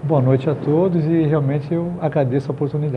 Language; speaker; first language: Portuguese; native; Portuguese